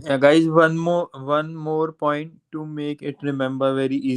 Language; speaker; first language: English; non-native, local second language; Hindi